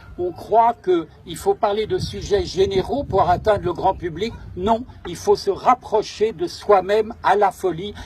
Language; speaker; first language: French; native; French